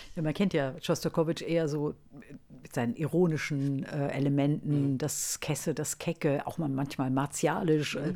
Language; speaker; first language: German; native; German